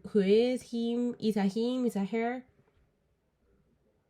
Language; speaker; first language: English; non-native, learner; Spanish